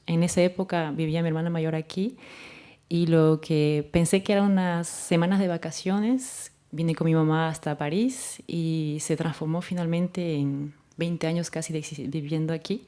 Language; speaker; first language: Spanish; native; Spanish